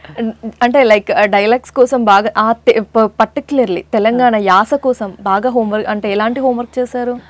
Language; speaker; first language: Telugu; native; Telugu